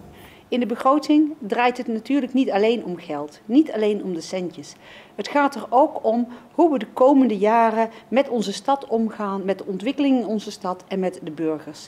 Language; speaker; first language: Dutch; native; Dutch